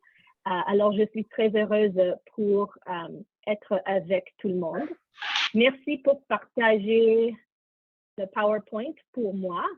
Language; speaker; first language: French; non-native, learner; English